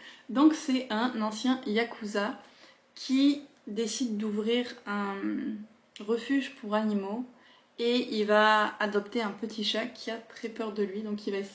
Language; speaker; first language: French; native; French